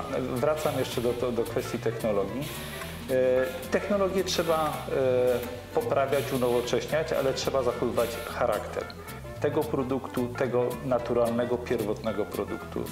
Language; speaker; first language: Polish; native; Polish